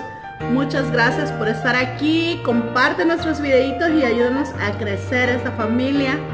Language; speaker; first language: Spanish; native; Spanish